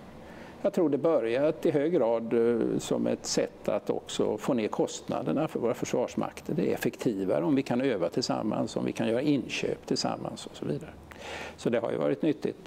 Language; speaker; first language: Swedish; native; Swedish